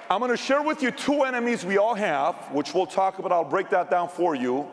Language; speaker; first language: English; early bilingual, other home language; Persian